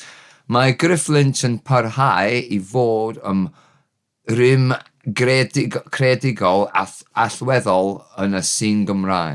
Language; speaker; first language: Welsh; non-native, learner; English